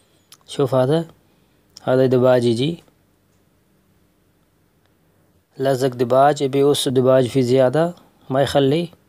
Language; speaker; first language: Arabic; non-native, learner; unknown